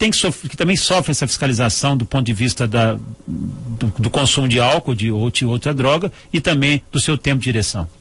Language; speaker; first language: Portuguese; native; Portuguese